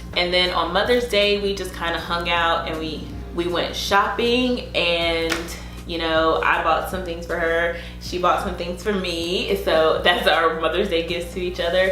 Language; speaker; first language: English; native; English